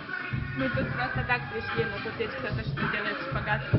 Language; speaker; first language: Russian; early bilingual, heritage; Russian